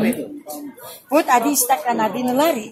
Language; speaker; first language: Russian; non-native, local second language; Georgian